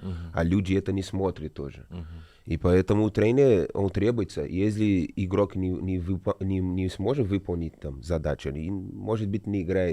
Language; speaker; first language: Russian; non-native, learner; Portuguese